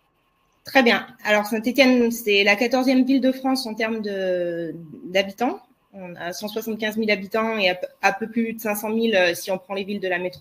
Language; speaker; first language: French; native; French